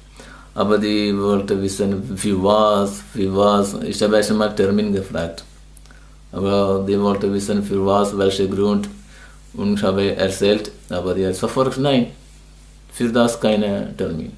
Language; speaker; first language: German; non-native, learner; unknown